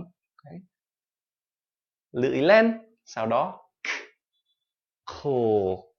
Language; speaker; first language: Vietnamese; non-native, fluent; English